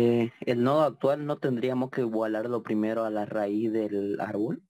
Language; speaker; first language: Spanish; native; Spanish